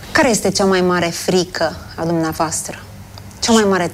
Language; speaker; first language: Romanian; native; Romanian